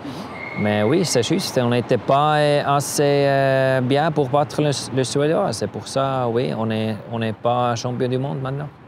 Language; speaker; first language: French; non-native, learner; German